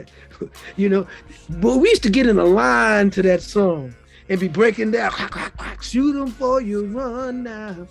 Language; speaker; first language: English; native; English